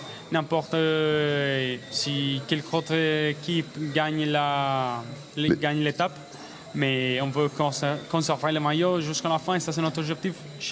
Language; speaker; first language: French; non-native, learner; Spanish